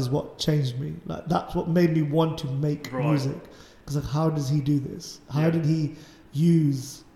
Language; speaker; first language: English; native; English